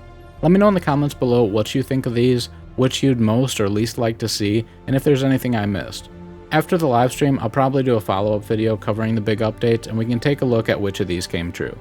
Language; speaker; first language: English; native; English